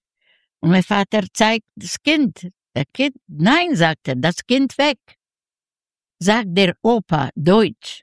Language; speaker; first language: German; non-native, learner; Russian